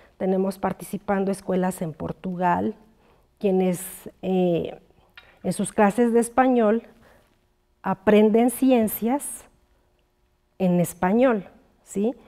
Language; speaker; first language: Spanish; native; Spanish